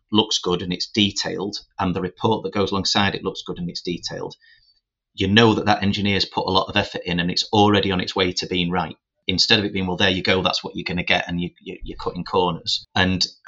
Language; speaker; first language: English; native; English